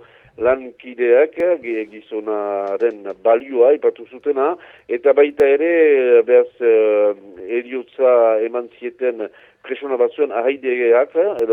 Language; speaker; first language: Basque; native; Basque